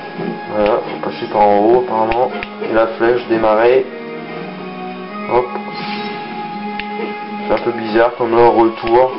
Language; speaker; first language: French; native; French